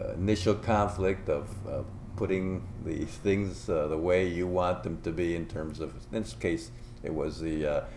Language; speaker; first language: English; non-native, local second language; Spanish